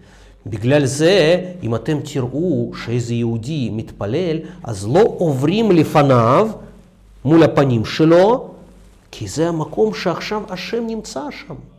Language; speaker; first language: Hebrew; non-native, fluent; Russian